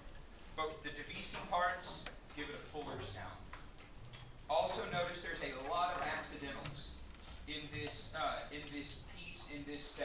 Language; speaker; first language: English; native; English